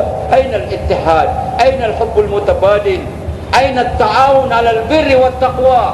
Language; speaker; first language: Arabic; non-native, fluent; Maranao